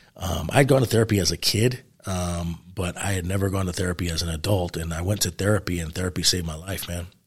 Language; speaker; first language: English; native; English